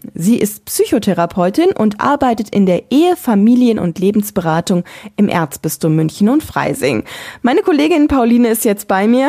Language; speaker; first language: German; native; German